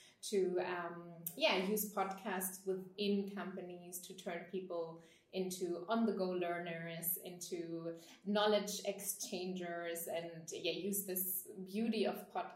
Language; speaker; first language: English; non-native, fluent; German